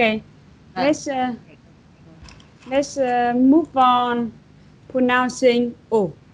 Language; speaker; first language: English; non-native, fluent; Vietnamese